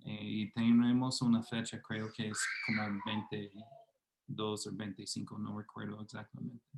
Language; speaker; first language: Spanish; non-native, fluent; English